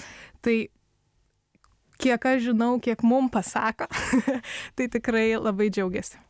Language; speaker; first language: Lithuanian; native; Lithuanian